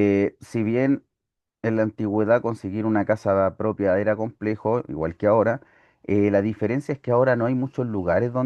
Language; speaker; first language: Spanish; native; Spanish